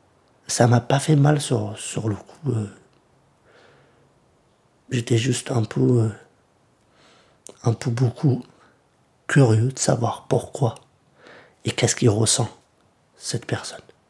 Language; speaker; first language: French; early bilingual, other home language; Kurdish